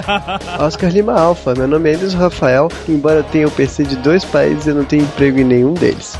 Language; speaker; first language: Portuguese; native; Portuguese